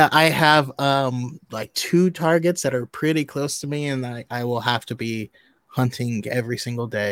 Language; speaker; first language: English; native; English